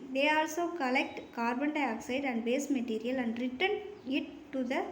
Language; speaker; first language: English; non-native, local second language; Tamil